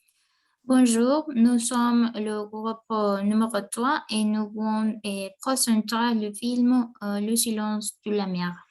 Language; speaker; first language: French; non-native, learner; Spanish